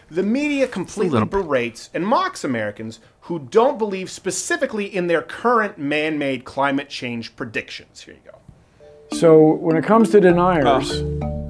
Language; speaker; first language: English; native; English